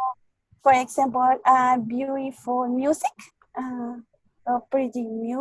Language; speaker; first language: English; non-native, learner; Spanish